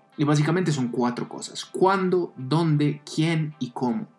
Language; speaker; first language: Spanish; non-native, fluent; Italian